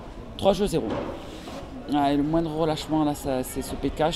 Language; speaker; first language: French; native; French